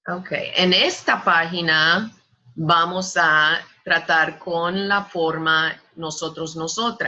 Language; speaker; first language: Spanish; non-native, fluent; English